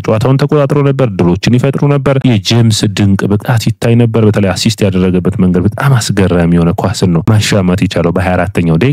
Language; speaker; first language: Amharic; native; Amharic